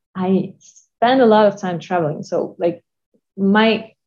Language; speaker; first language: English; non-native, fluent; Russian